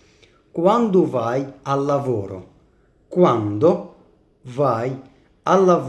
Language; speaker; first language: Italian; non-native, fluent; Arabic